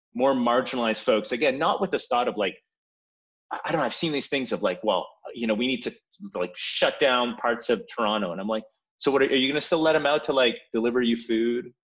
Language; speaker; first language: English; early bilingual, other home language; Polish